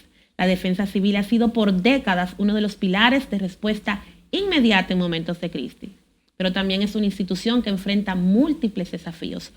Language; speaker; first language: Spanish; native; Spanish